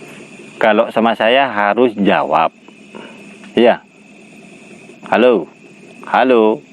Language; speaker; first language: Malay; non-native, local second language; Madurese